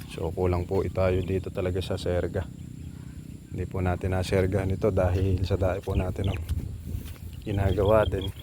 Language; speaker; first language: Filipino; native; Filipino